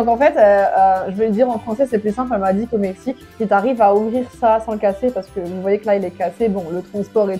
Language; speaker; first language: French; native; French